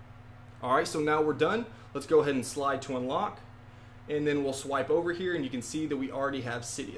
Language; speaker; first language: English; native; English